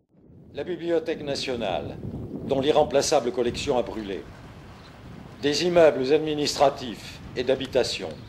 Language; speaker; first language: French; native; French